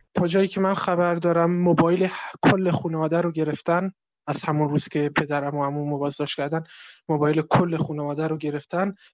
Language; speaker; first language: Persian; non-native, local second language; Kurdish